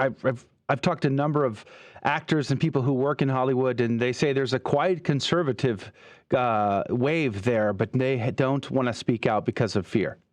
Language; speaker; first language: English; native; English